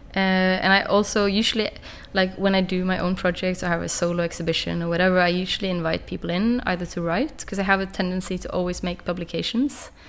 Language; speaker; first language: English; non-native, fluent; Norwegian